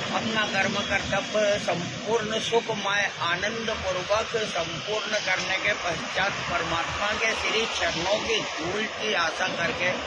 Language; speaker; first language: Hindi; native; Hindi